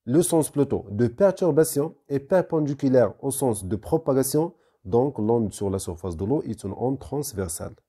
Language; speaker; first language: French; non-native, local second language; Arabic